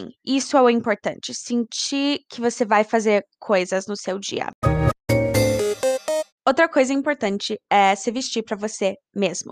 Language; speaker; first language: Portuguese; early bilingual, heritage; Portuguese